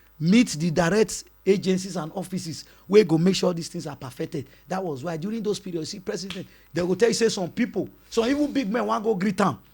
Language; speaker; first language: Nigerian Pidgin; non-native, local second language; Bini